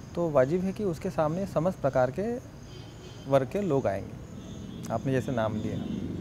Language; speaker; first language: Hindi; non-native, local second language; Marathi